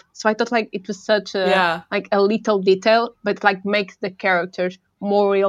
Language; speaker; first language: English; non-native, fluent; Portuguese